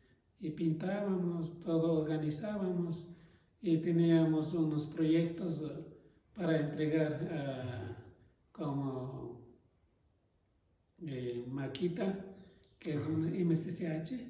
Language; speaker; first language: Spanish; non-native, local second language; Quechua